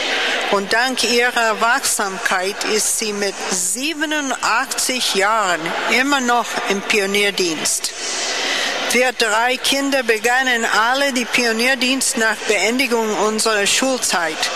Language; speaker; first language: German; non-native, fluent; English